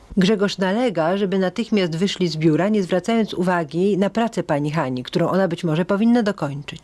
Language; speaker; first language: Polish; native; Polish